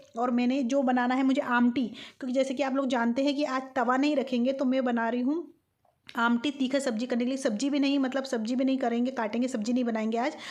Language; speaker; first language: Hindi; non-native, local second language; Bangla